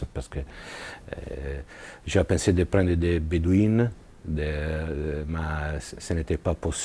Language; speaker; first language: French; non-native, learner; Italian